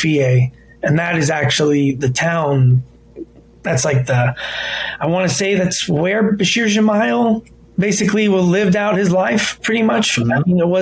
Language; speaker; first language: English; native; English